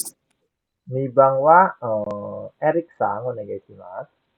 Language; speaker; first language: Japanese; non-native, fluent; Indonesian